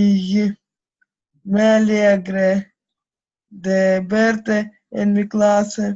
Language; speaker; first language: Spanish; non-native, learner; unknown